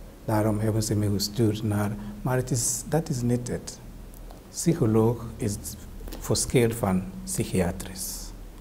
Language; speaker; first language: Dutch; non-native, learner; Igbo